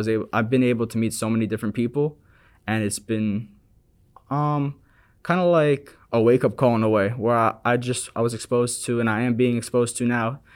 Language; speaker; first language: English; native; English